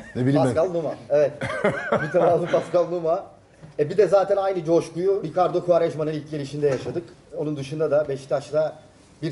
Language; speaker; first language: Turkish; native; Turkish